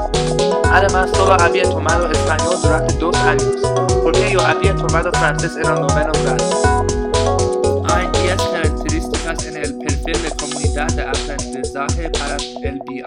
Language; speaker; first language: Spanish; non-native, learner; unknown